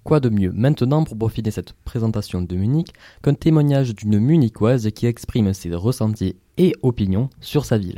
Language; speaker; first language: French; native; French